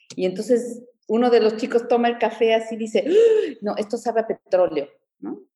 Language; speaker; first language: Spanish; early bilingual, heritage; Spanish